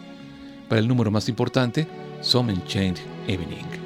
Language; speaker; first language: Spanish; native; Spanish